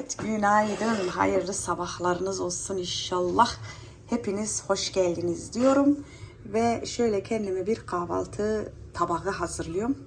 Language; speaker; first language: Turkish; early bilingual, heritage; Turkish